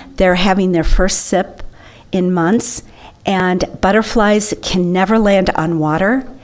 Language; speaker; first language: English; native; English